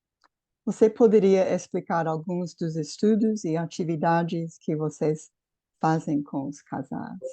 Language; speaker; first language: Portuguese; non-native, fluent; English